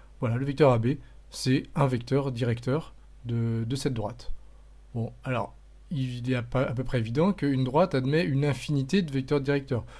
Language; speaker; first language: French; native; French